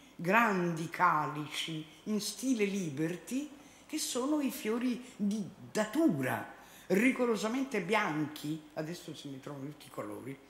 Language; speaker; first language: Italian; native; Italian